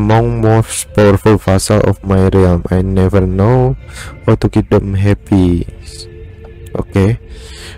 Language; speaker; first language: English; non-native, learner; Indonesian